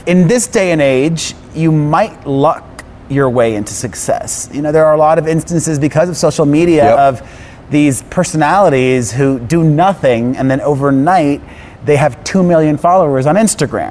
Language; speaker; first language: English; native; English